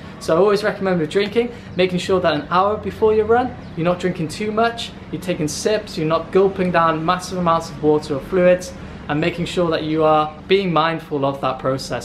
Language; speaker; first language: English; native; English